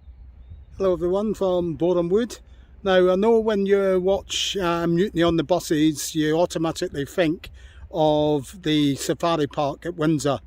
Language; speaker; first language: English; native; English